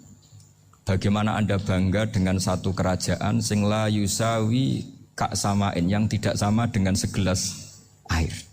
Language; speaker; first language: Indonesian; non-native, local second language; Javanese